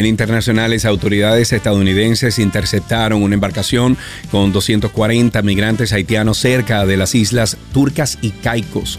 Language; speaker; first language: Spanish; native; Spanish